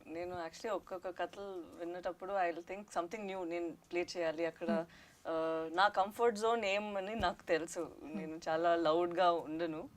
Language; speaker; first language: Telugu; non-native, learner; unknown